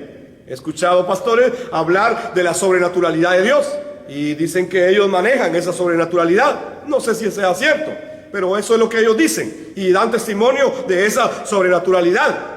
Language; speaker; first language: Spanish; native; Spanish